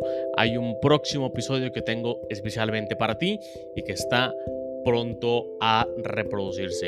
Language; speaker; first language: Spanish; native; Spanish